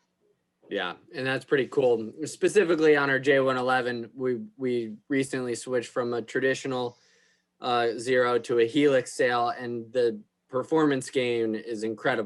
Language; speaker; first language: English; native; English